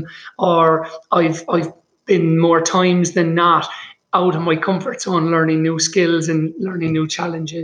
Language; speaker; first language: English; native; English